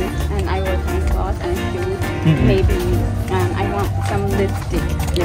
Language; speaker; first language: English; non-native, learner; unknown